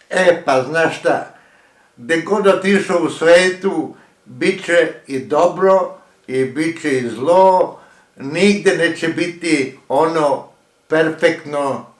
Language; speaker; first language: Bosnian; early bilingual, heritage; Croatian